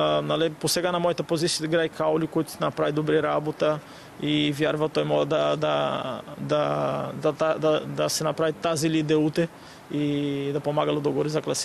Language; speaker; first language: Bulgarian; non-native, learner; Portuguese